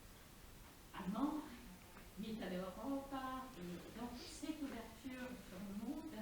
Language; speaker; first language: French; non-native, learner; Portuguese